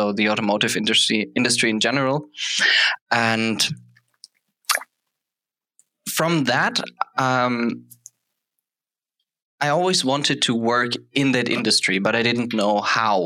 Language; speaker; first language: English; non-native, fluent; German